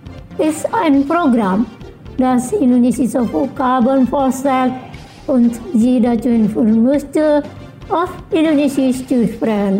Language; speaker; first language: German; non-native, learner; Indonesian